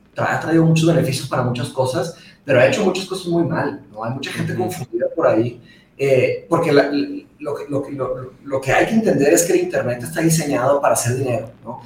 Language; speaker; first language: Spanish; early bilingual, other home language; Portuguese